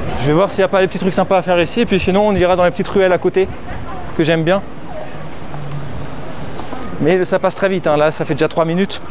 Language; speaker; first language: French; native; French